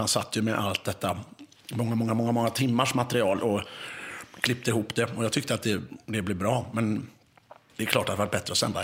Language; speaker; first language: Swedish; native; Swedish